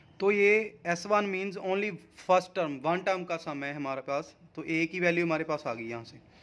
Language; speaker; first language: Hindi; non-native, local second language; Punjabi